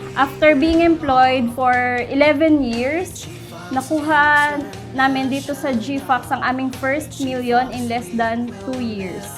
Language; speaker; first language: Filipino; native; Filipino